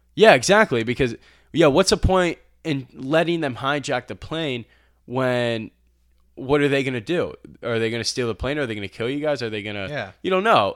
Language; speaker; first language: English; early bilingual, other home language; Albanian